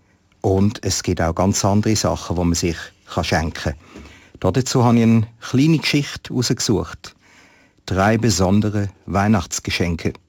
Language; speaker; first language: German; native; German